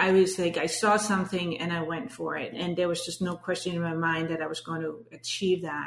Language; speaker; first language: English; non-native, fluent; Danish